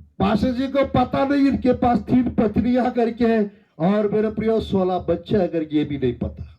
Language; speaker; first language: Hindi; non-native, local second language; Telugu